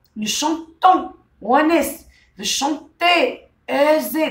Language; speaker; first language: French; non-native, local second language; Arabic